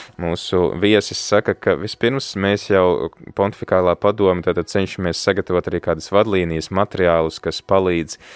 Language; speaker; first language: Latvian; native; Latvian